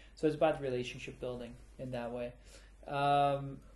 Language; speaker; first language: English; early bilingual, other home language; German